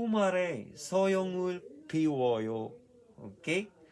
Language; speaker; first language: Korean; non-native, learner; Filipino